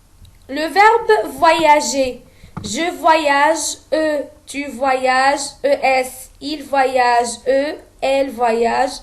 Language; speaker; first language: French; non-native, local second language; Arabic